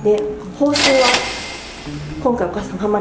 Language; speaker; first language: Japanese; native; Japanese